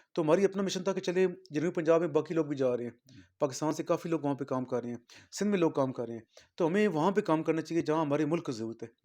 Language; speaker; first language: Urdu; non-native, local second language; Punjabi